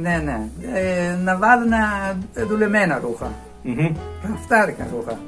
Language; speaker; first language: Greek; non-native, learner; Persian